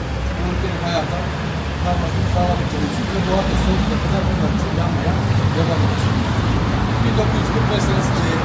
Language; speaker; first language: Turkish; native; Turkish